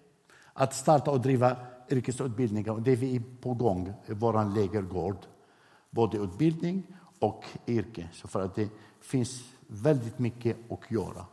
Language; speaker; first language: Swedish; non-native, fluent; Arabic